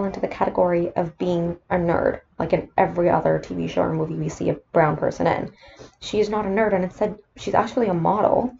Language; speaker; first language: English; non-native, local second language; Sinhala